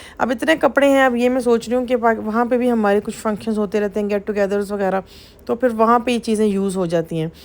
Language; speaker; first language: Urdu; native; Urdu